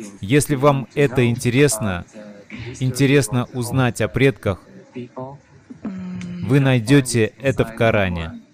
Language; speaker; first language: Russian; non-native, fluent; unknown